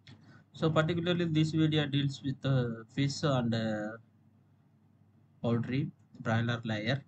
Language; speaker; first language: English; non-native, local second language; Tamil